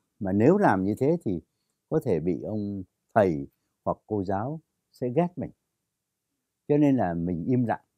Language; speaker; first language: Vietnamese; native; Vietnamese